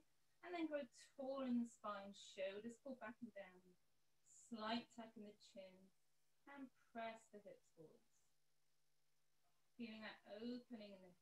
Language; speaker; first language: English; native; English